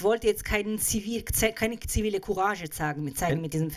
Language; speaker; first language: German; native; German